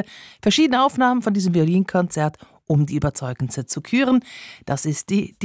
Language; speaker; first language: German; native; German